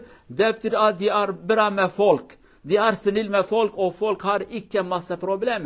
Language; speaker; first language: Norwegian; non-native, learner; Kurdish